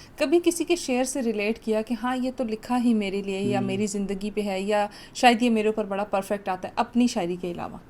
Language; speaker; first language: Urdu; non-native, local second language; Pashto